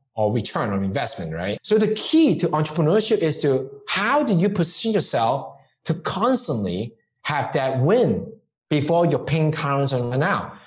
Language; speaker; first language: English; non-native, local second language; Cantonese